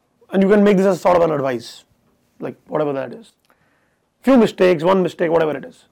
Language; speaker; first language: English; non-native, local second language; Hindi